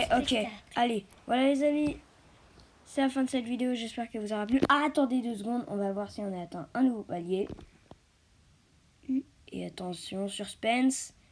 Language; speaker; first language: French; native; French